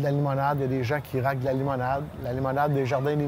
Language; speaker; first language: French; native; French